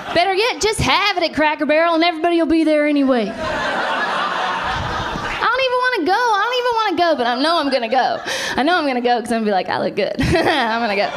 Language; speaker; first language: English; native; English